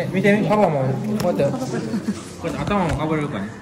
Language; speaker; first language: Japanese; native; Japanese